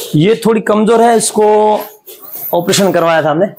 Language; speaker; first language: Hindi; non-native, local second language; Gujarati